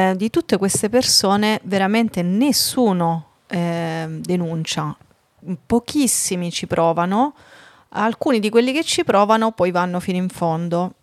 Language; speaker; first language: Italian; native; Italian